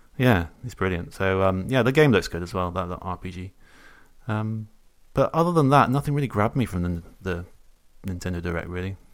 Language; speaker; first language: English; native; English